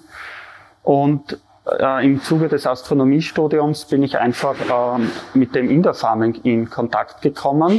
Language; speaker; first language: German; native; German